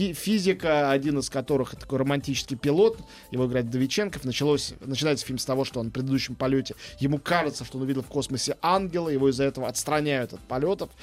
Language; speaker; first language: Russian; native; Russian